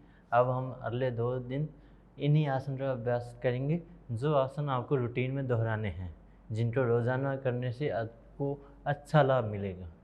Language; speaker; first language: Hindi; native; Hindi